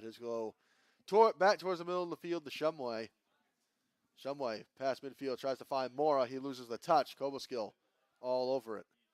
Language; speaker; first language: English; native; English